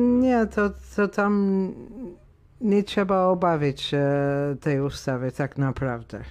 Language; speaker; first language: Polish; non-native, fluent; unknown